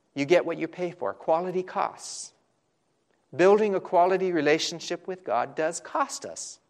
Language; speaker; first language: English; native; English